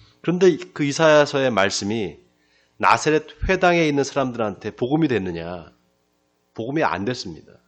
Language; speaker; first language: Korean; native; Korean